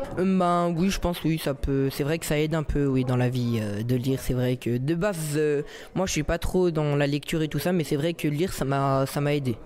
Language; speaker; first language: French; native; French